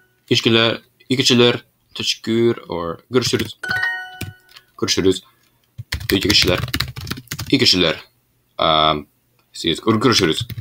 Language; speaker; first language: Turkish; non-native, learner; English